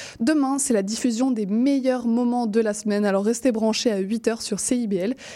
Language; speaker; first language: French; native; French